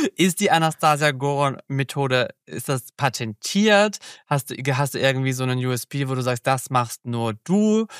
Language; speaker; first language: German; early bilingual, other home language; Polish